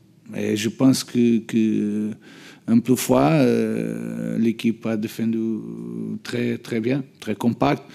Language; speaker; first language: French; non-native, learner; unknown